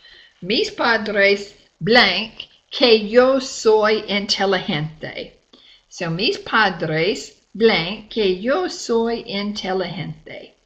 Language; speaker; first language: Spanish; non-native, fluent; English